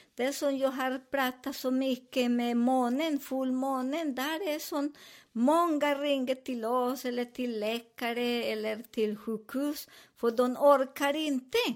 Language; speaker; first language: Swedish; non-native, learner; Spanish